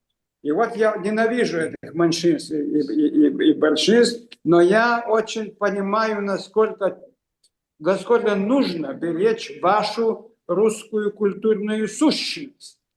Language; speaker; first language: Russian; non-native, local second language; Lithuanian